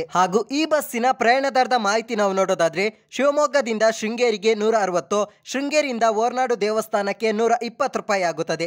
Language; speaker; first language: Kannada; native; Kannada